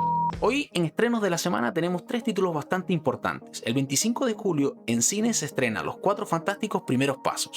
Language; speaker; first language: Spanish; native; Spanish